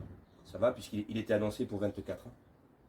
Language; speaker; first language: French; native; French